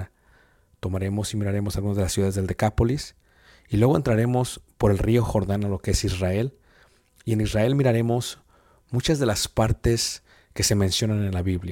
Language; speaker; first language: Spanish; native; Spanish